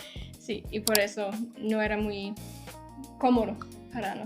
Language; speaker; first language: Spanish; non-native, fluent; German